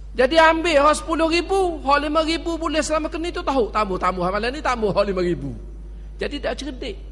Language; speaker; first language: Malay; native; Malay